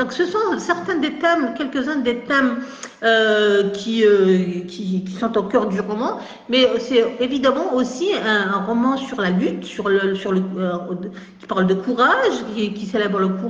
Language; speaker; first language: French; non-native, local second language; Kabyle